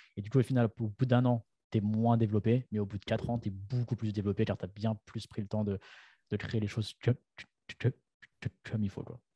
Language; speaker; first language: French; native; French